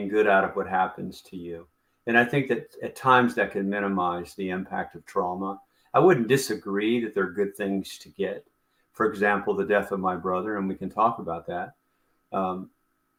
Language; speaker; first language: English; native; English